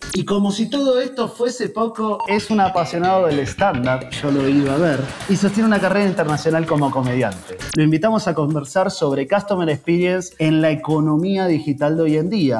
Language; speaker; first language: Spanish; native; Spanish